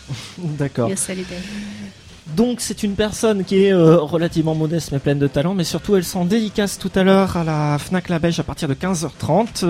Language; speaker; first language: French; native; French